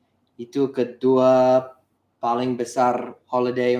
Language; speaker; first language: Indonesian; non-native, learner; English